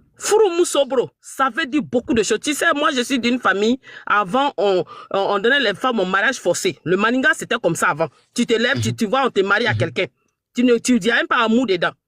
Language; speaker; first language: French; non-native, local second language; Mandingo